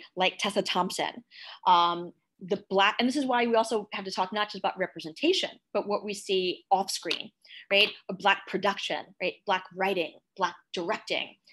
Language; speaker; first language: English; native; English